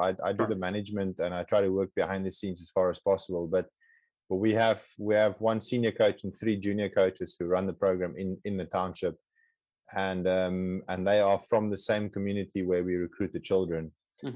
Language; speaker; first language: English; non-native, local second language; Afrikaans